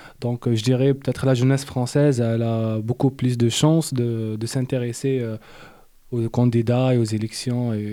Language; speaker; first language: French; non-native, local second language; Arabic